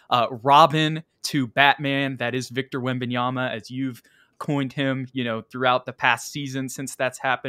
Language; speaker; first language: English; native; English